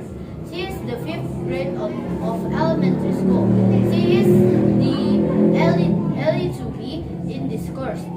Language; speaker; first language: English; non-native, learner; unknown